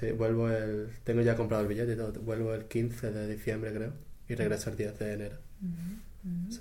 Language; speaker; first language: Spanish; native; Spanish